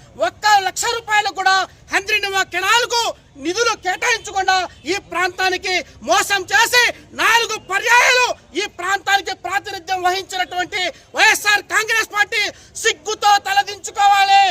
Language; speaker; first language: Telugu; native; Telugu